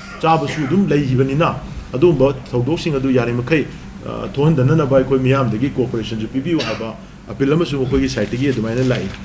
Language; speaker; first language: Manipuri; native; Manipuri